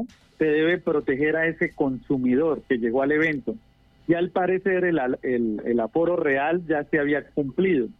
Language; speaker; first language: Spanish; native; Spanish